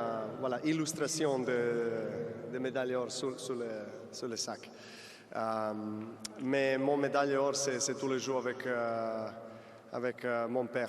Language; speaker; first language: French; non-native, learner; Serbian